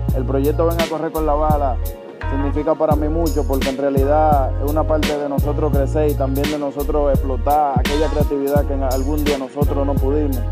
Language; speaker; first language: Spanish; native; Spanish